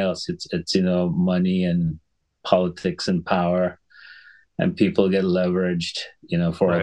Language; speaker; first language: English; non-native, local second language; Sinhala